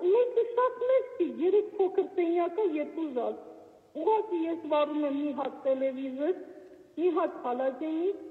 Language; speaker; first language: Armenian; native; Armenian